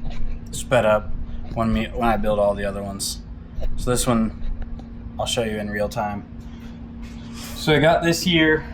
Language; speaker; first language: English; native; English